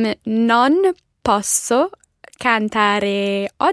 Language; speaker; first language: Italian; non-native, learner; English